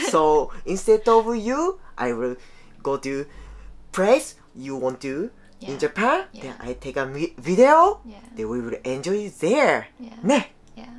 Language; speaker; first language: English; non-native, learner; Japanese